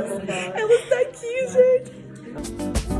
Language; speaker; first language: Portuguese; non-native, learner; English